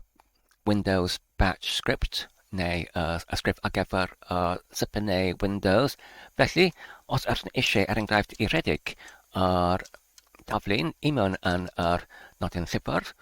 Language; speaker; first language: Welsh; non-native, learner; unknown